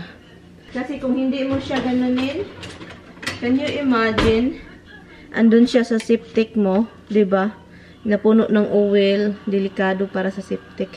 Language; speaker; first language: Filipino; native; Filipino